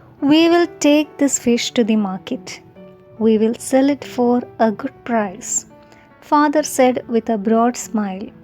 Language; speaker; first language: English; non-native, local second language; Malayalam